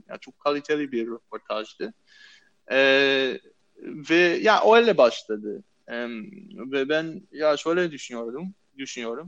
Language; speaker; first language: Turkish; non-native, fluent; English